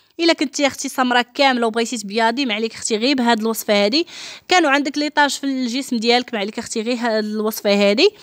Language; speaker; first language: Arabic; native; Arabic